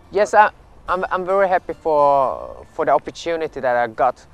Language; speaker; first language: English; early bilingual, other home language; Swedish